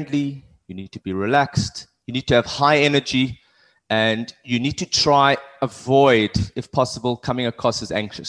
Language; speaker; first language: English; native; English